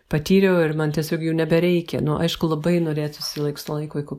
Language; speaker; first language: Lithuanian; early bilingual, heritage; English